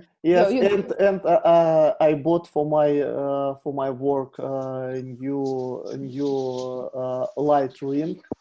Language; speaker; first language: English; non-native, learner; Russian